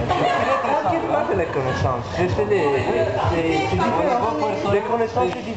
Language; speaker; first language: French; non-native, learner; Romanian